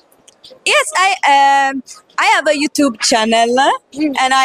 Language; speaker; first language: English; non-native, fluent; Italian